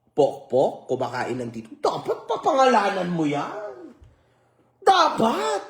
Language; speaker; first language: Filipino; native; Filipino